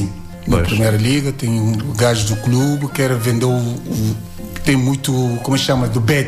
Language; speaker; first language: Portuguese; non-native, learner; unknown